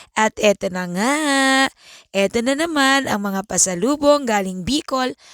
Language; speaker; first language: Filipino; native; Filipino